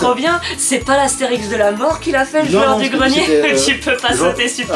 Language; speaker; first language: French; native; French